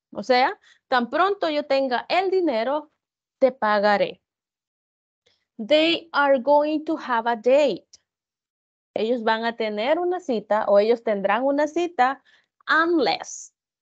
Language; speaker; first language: Spanish; native; Spanish